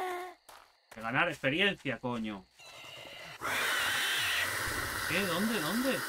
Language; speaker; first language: Spanish; native; Spanish